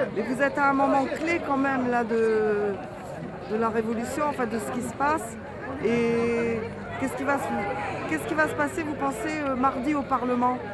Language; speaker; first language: French; native; French